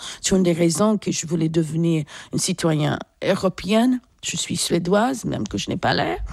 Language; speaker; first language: French; non-native, fluent; English